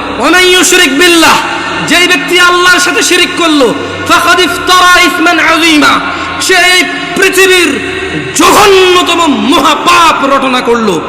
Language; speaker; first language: Bangla; early bilingual, heritage; Bangla